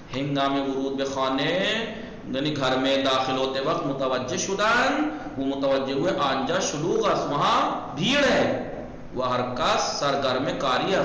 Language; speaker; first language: Urdu; native; Urdu